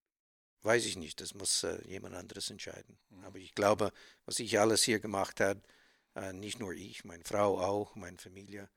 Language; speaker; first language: German; non-native, learner; English